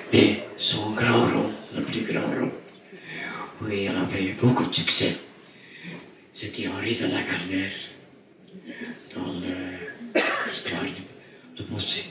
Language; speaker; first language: French; non-native, fluent; Dutch